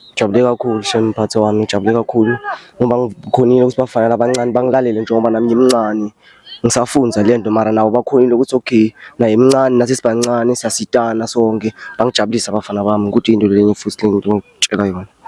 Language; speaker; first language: Zulu; non-native, local second language; Swati